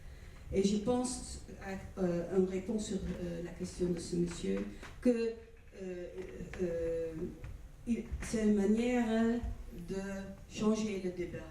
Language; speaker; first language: French; non-native, fluent; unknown